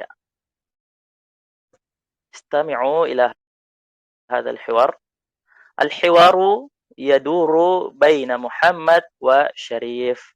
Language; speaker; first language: Arabic; non-native, fluent; Indonesian